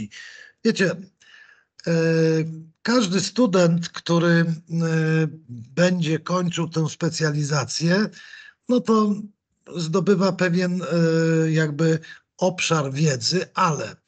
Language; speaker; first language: Polish; native; Polish